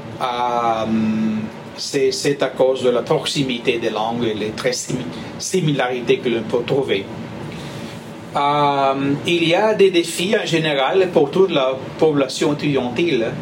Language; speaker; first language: French; non-native, fluent; Spanish